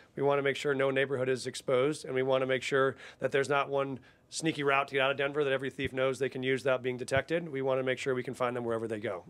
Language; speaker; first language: English; native; English